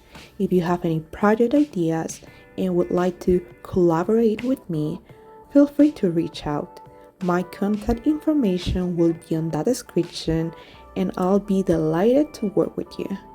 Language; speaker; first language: English; non-native, fluent; Spanish